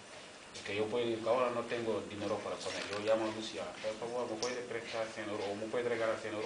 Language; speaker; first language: Spanish; non-native, learner; Wolof